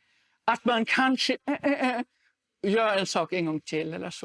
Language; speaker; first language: Swedish; non-native, fluent; German